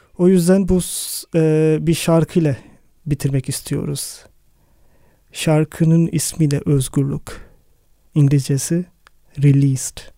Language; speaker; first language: Turkish; non-native, fluent; Arabic